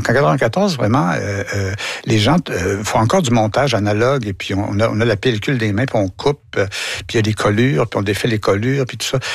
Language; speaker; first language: French; native; French